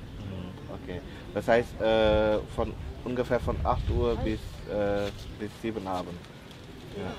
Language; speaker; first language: German; non-native, fluent; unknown